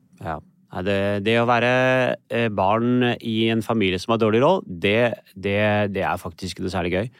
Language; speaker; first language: Norwegian; early bilingual, other home language; Urdu